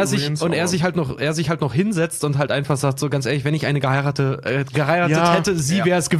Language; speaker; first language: German; native; German